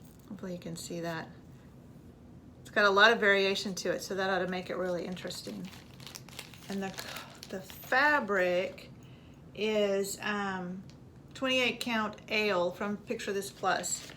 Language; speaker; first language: English; native; English